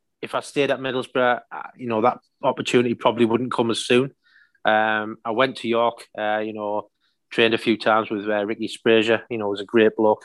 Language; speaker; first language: English; native; English